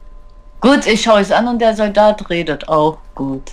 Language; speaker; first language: German; native; German